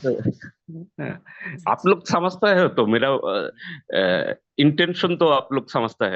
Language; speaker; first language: Hindi; non-native, learner; Bangla